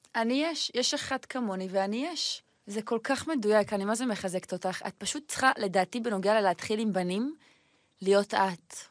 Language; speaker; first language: Hebrew; native; Hebrew